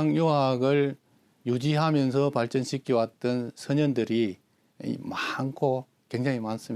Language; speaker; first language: Korean; native; Korean